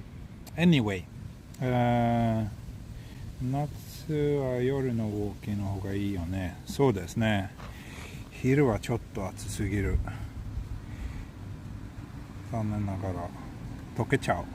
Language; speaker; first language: Japanese; non-native, fluent; Swedish